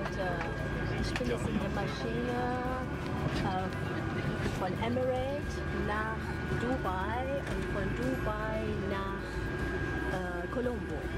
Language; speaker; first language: German; non-native, fluent; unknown